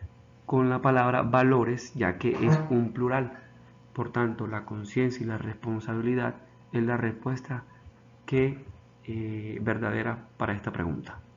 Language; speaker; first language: Spanish; native; Spanish